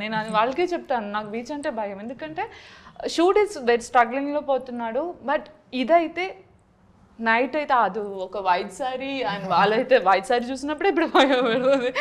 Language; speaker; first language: Telugu; non-native, learner; Malayalam